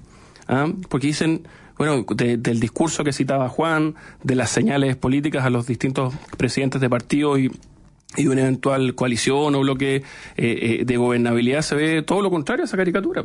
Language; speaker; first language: Spanish; native; Spanish